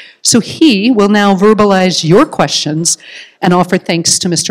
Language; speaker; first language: English; native; English